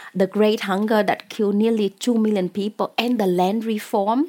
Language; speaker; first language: English; non-native, fluent; Vietnamese